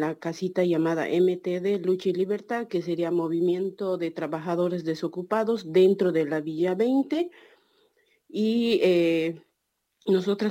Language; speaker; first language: Spanish; native; Spanish